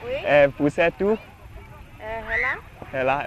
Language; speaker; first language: French; non-native, learner; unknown